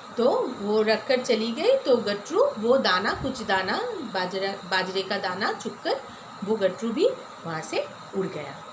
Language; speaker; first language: Hindi; non-native, local second language; Bangla